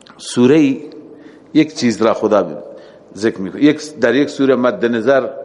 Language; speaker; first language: Persian; native; Persian